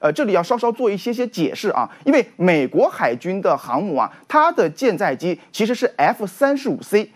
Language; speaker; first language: Chinese; native; Chinese